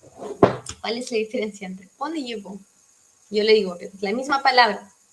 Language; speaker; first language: Spanish; non-native, fluent; Russian